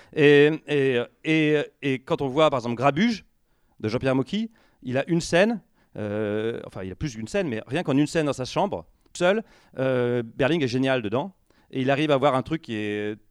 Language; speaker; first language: French; native; French